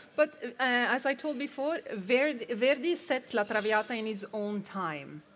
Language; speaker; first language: English; non-native, fluent; Norwegian